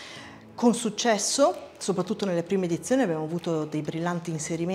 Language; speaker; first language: Italian; native; Italian